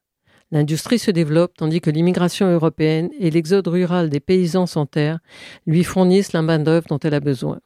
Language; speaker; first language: French; native; French